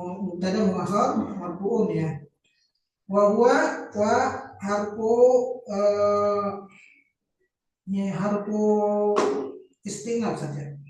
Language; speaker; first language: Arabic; non-native, learner; Indonesian